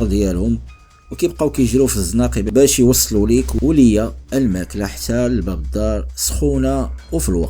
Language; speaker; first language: Arabic; native; Arabic